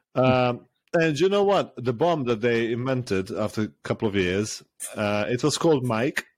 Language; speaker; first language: English; non-native, fluent; Serbian